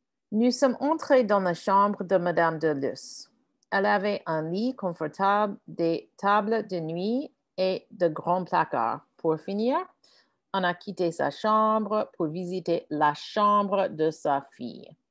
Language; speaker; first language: French; non-native, fluent; English